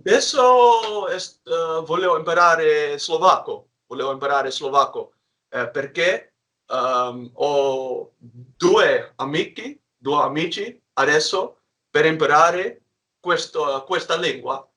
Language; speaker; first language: Italian; non-native, learner; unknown